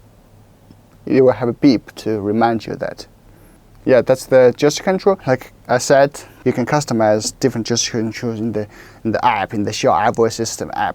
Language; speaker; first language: English; non-native, local second language; Chinese